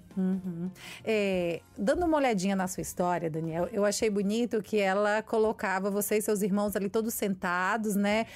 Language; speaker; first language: Portuguese; native; Portuguese